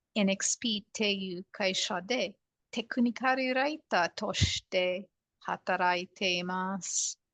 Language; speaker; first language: Japanese; non-native, learner; English